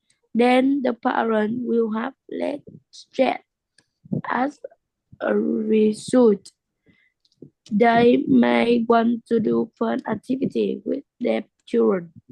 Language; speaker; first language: English; non-native, learner; Vietnamese